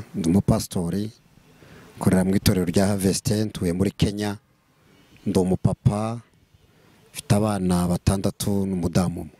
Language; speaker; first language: Kinyarwanda; native; Kinyarwanda